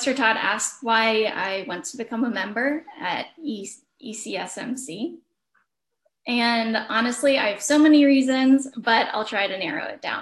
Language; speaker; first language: English; native; English